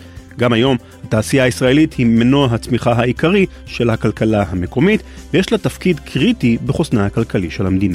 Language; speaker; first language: Hebrew; native; Hebrew